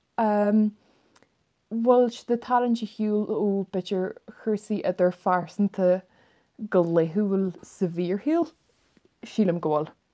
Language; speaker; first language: Irish; native; Irish